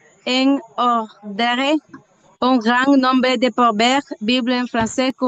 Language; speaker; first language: French; non-native, learner; Spanish